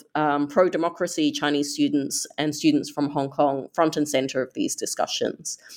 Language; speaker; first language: English; native; English